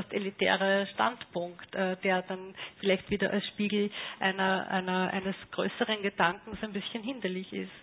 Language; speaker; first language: German; native; German